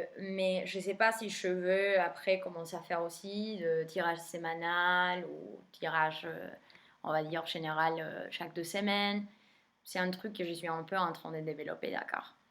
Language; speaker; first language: French; non-native, fluent; Spanish